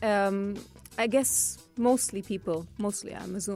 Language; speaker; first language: English; non-native, fluent; Urdu